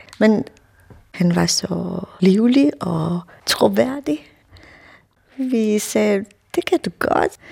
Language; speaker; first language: Danish; non-native, fluent; Romanian